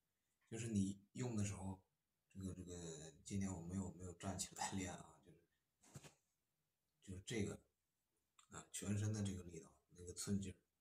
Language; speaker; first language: Chinese; native; Chinese